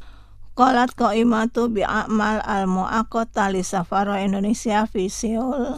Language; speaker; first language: Arabic; non-native, fluent; Indonesian